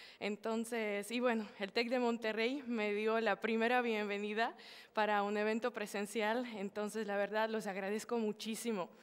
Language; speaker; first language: Spanish; non-native, fluent; Slovak